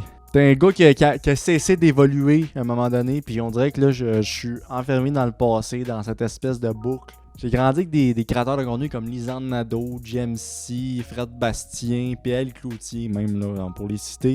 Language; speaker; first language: French; native; French